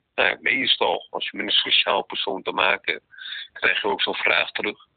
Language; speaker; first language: Dutch; native; Dutch